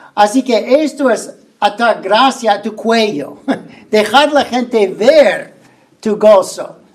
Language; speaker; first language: Spanish; non-native, fluent; English